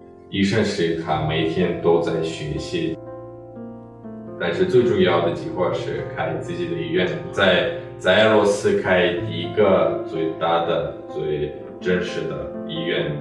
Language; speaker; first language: Chinese; non-native, fluent; Russian